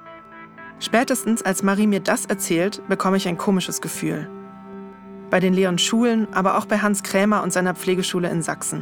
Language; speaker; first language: German; native; German